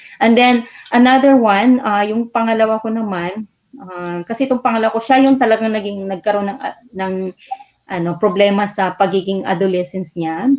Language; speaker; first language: Filipino; non-native, local second language; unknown